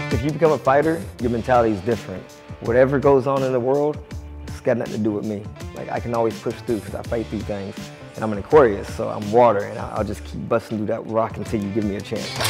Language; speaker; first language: English; native; English